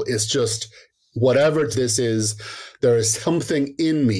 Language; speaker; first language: English; native; English